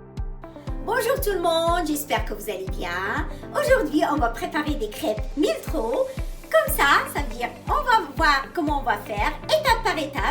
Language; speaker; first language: French; non-native, local second language; Arabic